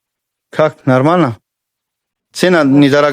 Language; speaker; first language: Russian; non-native, learner; Tajik